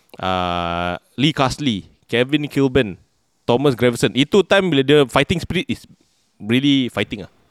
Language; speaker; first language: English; non-native, local second language; Malay